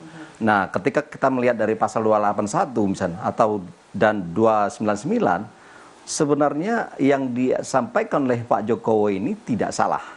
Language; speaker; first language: Indonesian; native; Indonesian